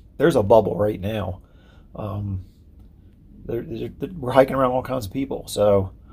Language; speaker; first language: English; native; English